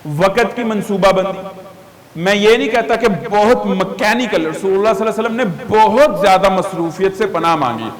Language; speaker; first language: Urdu; native; Urdu